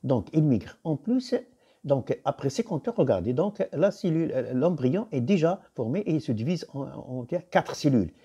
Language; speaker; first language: French; non-native, local second language; Arabic